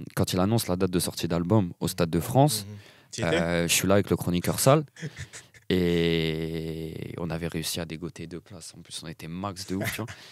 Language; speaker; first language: French; native; French